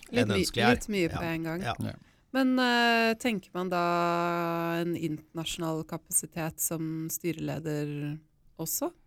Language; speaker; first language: Norwegian; native; Norwegian